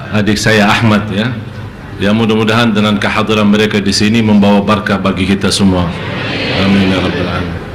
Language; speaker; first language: Malay; non-native, fluent; Arabic